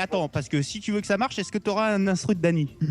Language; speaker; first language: French; native; French